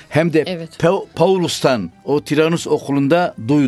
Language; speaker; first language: Turkish; non-native, fluent; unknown